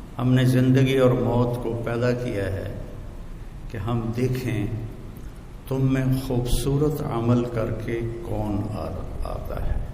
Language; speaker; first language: Urdu; non-native, local second language; Punjabi